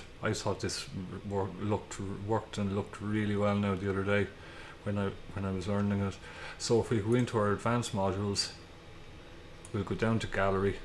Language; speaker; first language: English; native; English